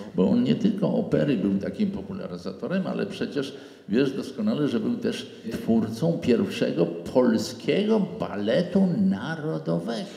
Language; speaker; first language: Polish; native; Polish